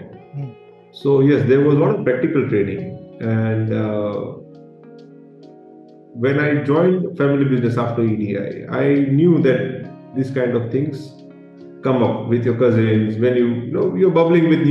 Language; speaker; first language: English; non-native, local second language; Gujarati